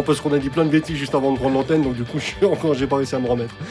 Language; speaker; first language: French; native; French